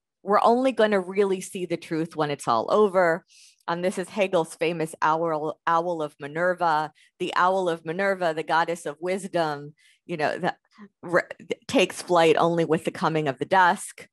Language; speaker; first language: English; native; English